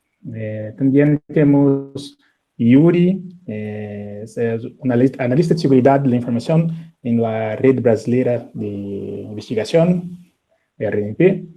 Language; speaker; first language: Spanish; non-native, fluent; Portuguese